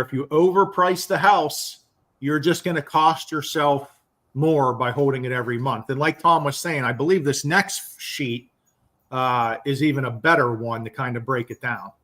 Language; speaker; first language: English; native; English